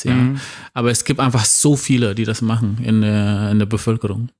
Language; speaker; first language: German; non-native, fluent; Indonesian